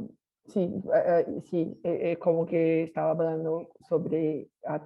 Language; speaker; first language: Spanish; non-native, learner; Portuguese